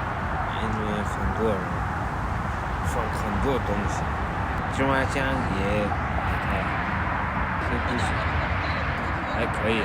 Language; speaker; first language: Chinese; non-native, learner; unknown